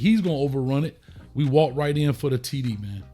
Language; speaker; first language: English; native; English